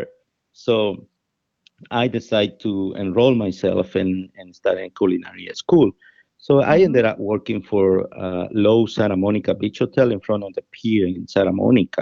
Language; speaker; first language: English; non-native, fluent; Spanish